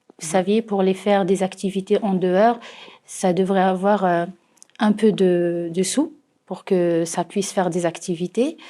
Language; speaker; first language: French; non-native, fluent; Arabic